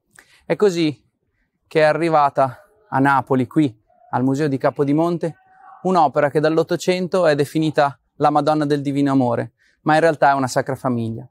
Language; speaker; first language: Italian; native; Italian